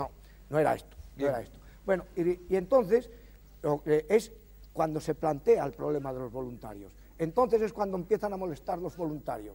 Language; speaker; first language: Spanish; native; Spanish